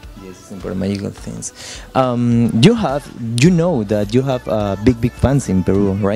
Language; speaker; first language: English; non-native, learner; Spanish